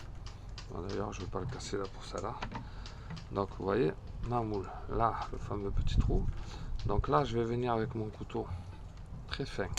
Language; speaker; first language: French; native; French